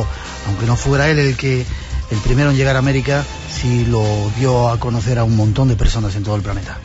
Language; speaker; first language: Spanish; native; Spanish